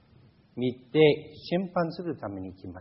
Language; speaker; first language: Japanese; non-native, fluent; English